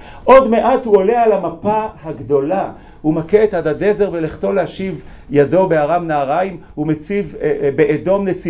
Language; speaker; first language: Hebrew; native; Hebrew